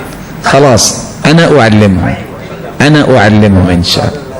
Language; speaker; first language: Arabic; non-native, fluent; Urdu